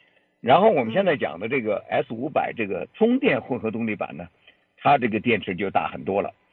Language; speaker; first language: Chinese; native; Chinese